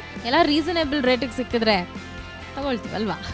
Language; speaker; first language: Kannada; native; Kannada